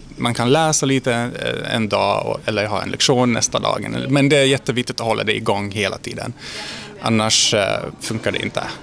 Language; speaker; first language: Swedish; non-native, fluent; Hungarian